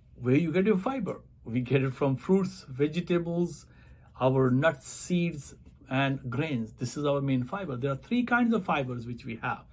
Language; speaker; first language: English; non-native, local second language; Punjabi